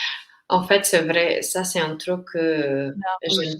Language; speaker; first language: French; non-native, learner; Filipino